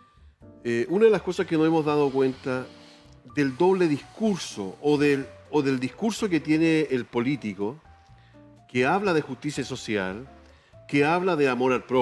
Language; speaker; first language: Spanish; native; Spanish